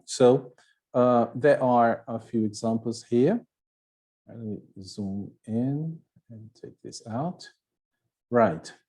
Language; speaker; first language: English; non-native, fluent; Portuguese